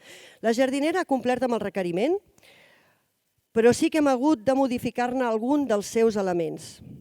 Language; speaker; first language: Catalan; native; Catalan